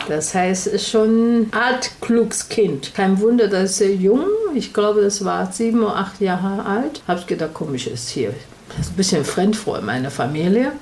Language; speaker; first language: German; non-native, learner; Chinese